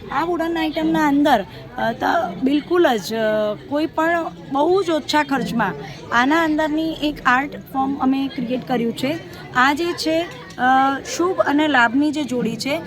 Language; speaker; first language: Gujarati; native; Gujarati